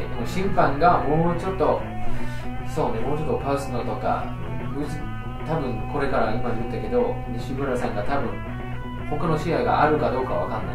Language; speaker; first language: Japanese; non-native, fluent; English